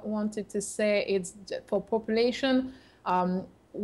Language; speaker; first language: English; non-native, fluent; French